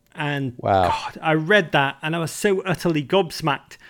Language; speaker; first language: English; native; English